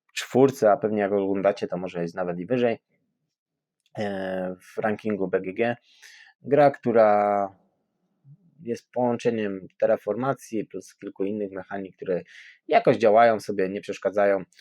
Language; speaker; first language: Polish; native; Polish